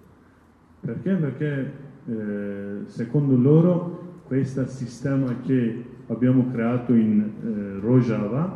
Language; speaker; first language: Italian; non-native, learner; Kurdish